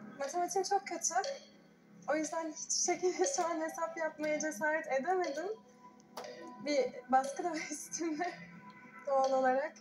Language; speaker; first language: Turkish; early bilingual, heritage; Turkish